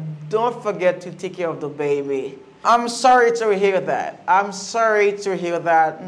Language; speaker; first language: English; non-native, fluent; Haitian Creole